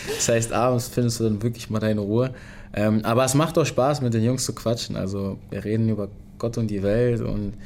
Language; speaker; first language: German; early bilingual, other home language; Lingala